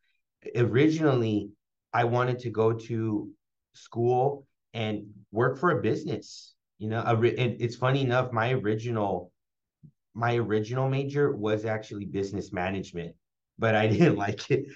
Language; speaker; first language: English; early bilingual, other home language; Spanish